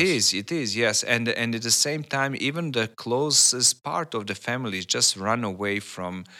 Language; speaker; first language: English; non-native, learner; Serbian